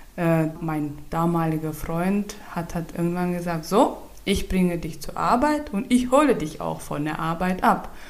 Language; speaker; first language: German; non-native, fluent; Turkmen